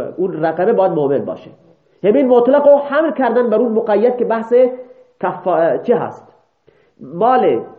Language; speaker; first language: Persian; non-native, local second language; Baluchi